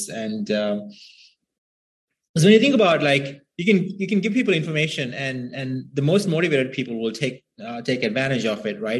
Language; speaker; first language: English; non-native, local second language; Sinhala